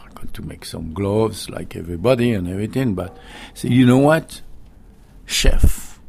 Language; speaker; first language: English; non-native, learner; French